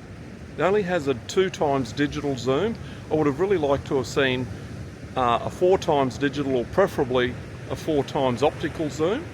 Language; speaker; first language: English; native; English